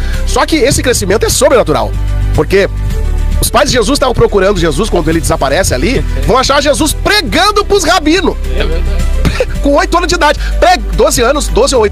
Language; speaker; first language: Portuguese; native; Portuguese